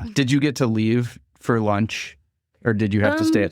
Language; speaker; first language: English; native; English